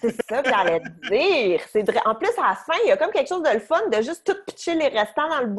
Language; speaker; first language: French; native; French